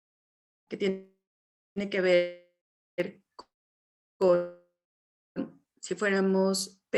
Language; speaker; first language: Spanish; native; Spanish